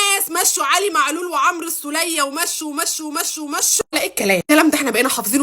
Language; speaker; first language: Arabic; native; Arabic